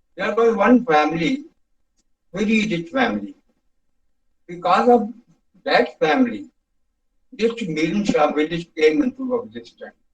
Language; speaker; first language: English; non-native, local second language; Punjabi